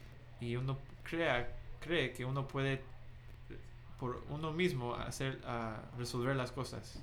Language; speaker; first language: Spanish; non-native, fluent; English